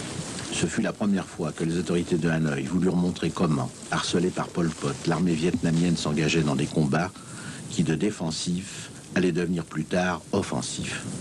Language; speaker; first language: French; native; French